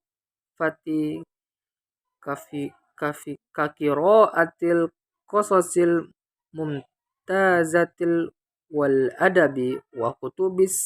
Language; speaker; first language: Arabic; non-native, learner; Indonesian